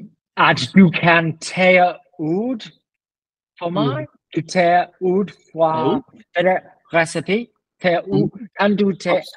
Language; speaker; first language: Danish; non-native, learner; English